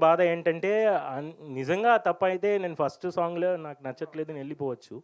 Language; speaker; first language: Telugu; non-native, fluent; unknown